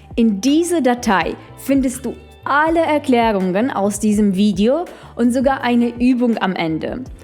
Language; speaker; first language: German; non-native, fluent; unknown